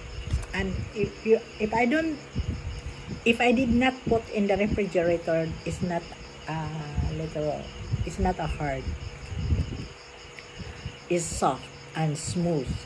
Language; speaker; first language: English; non-native, local second language; Cebuano